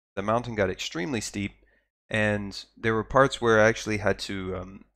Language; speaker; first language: English; native; English